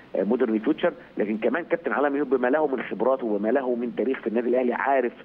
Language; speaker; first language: Arabic; native; Arabic